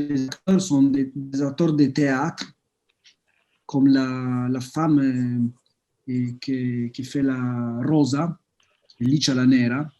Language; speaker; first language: French; non-native, fluent; Italian